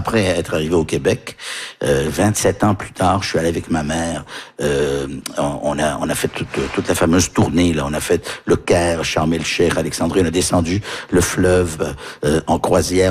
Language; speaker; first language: French; early bilingual, other home language; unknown